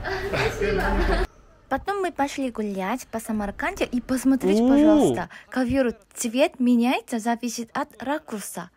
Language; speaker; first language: Russian; non-native, learner; Korean